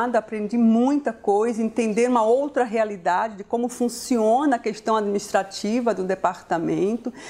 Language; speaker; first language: Portuguese; native; Portuguese